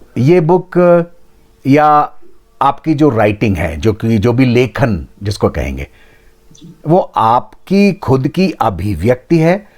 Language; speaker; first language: Hindi; native; Hindi